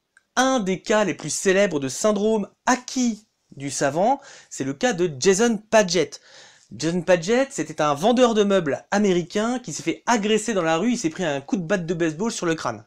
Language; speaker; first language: French; native; French